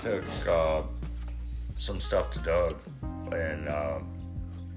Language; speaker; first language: English; native; English